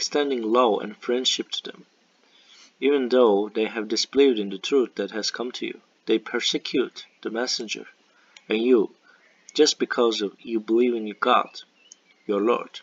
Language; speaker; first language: English; non-native, fluent; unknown